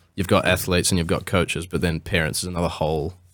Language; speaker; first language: English; native; English